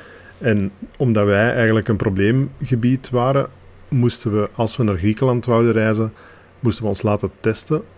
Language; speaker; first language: Dutch; native; Dutch